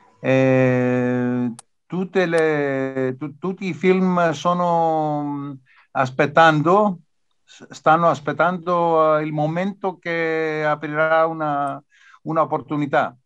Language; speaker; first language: Italian; non-native, learner; Greek